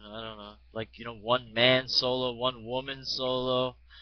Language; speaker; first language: English; native; English